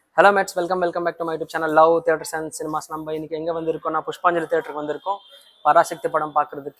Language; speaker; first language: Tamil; non-native, local second language; Telugu